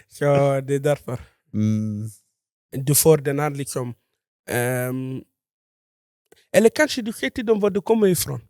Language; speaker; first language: Swedish; non-native, fluent; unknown